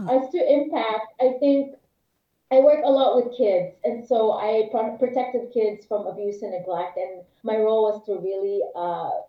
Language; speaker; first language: English; non-native, local second language; Filipino